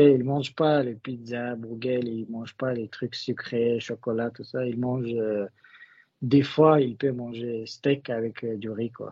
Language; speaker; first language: French; non-native, learner; Russian